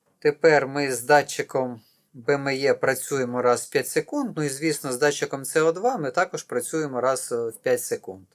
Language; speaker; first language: Ukrainian; non-native, local second language; Russian